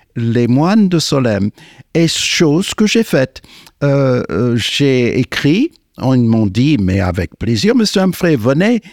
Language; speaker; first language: French; non-native, fluent; English